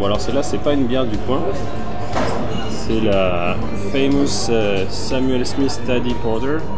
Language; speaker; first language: French; native; French